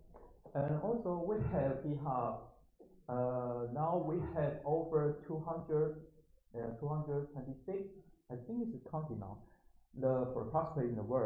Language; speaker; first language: English; non-native, learner; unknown